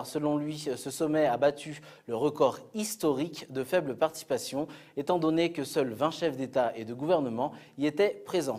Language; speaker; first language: French; non-native, local second language; Malagasy